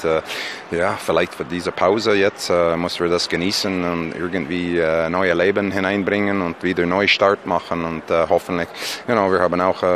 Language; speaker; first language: German; non-native, fluent; English